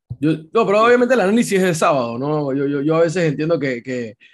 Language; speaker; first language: Spanish; native; Spanish